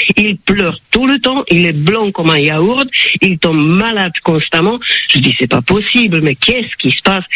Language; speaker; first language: French; non-native, fluent; Slovak